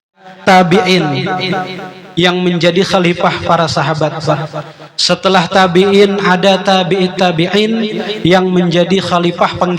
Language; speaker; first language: Indonesian; non-native, local second language; Banjar